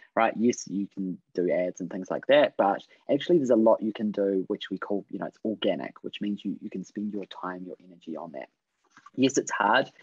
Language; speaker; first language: English; native; English